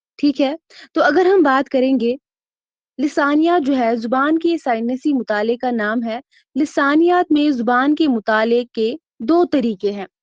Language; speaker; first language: Urdu; non-native, local second language; Kashmiri